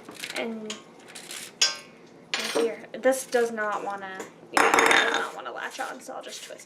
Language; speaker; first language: English; native; English